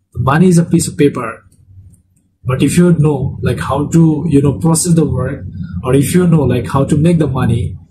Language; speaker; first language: English; non-native, local second language; Bangla